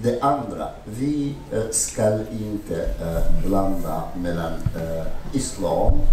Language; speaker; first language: Swedish; non-native, fluent; Arabic